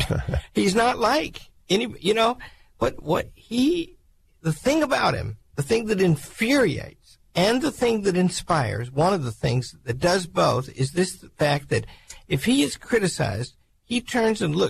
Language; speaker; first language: English; native; English